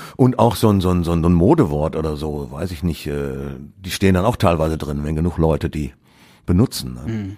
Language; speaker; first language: German; native; German